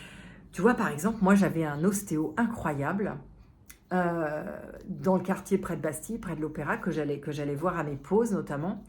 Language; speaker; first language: French; native; French